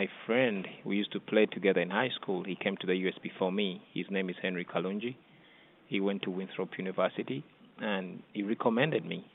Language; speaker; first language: English; non-native, local second language; Ganda